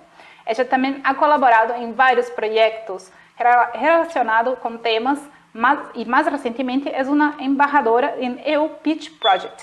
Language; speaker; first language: Spanish; non-native, fluent; Portuguese